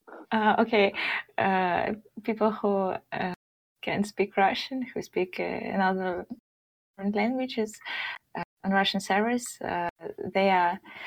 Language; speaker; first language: English; non-native, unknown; Russian